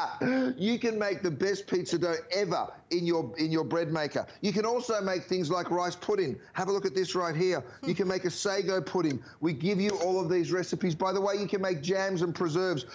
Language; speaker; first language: English; native; English